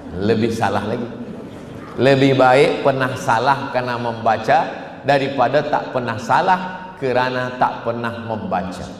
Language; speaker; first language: Malay; native; Malay